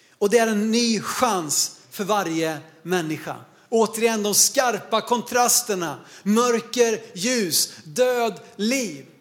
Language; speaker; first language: Swedish; native; Swedish